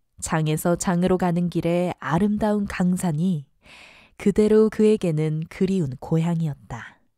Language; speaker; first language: Korean; native; Korean